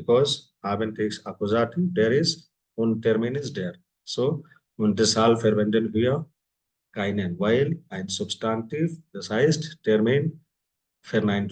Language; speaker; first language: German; non-native, fluent; Hindi